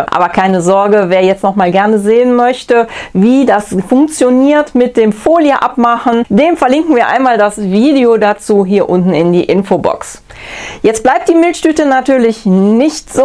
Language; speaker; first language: German; native; German